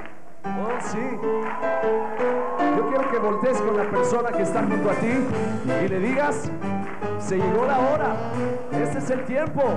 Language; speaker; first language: Spanish; native; Spanish